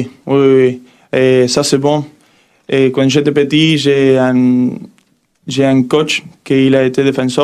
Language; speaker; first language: French; non-native, learner; Spanish